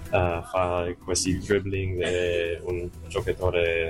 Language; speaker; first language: Italian; non-native, fluent; English